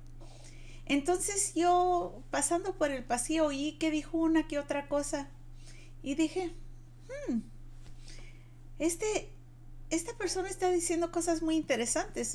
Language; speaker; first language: Spanish; native; Spanish